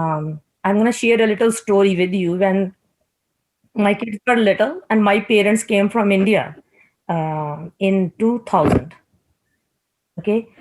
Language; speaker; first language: English; non-native, local second language; Punjabi